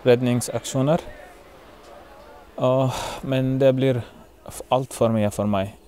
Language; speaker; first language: Norwegian; non-native, fluent; Arabic